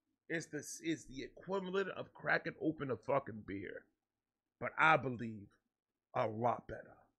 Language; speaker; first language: English; early bilingual, other home language; Spanish